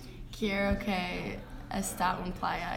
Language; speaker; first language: Spanish; non-native, learner; English